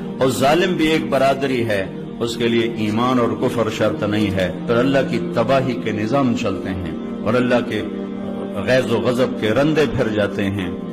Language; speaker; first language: Urdu; non-native, local second language; Punjabi